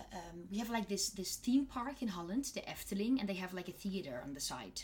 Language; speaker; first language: English; non-native, fluent; Dutch